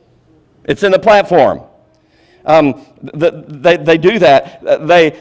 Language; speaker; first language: English; native; English